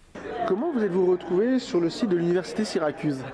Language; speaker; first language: French; native; French